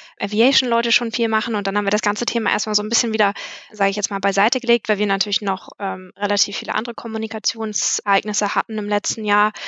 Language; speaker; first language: German; native; German